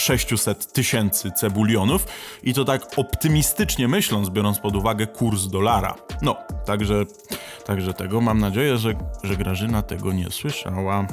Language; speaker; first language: Polish; native; Polish